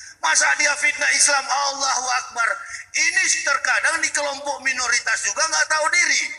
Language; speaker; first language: Indonesian; native; Indonesian